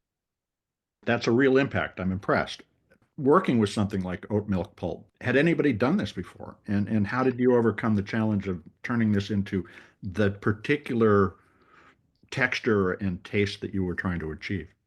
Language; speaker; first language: English; native; English